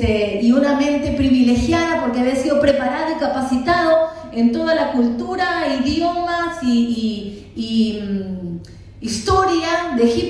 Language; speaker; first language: Spanish; native; Spanish